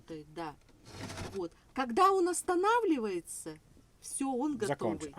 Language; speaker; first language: Russian; native; Russian